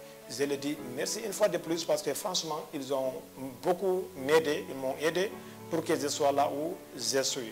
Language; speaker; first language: French; non-native, local second language; Fula